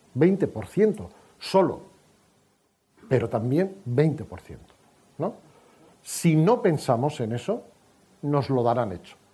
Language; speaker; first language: Spanish; native; Spanish